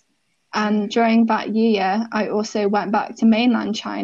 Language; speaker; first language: English; native; English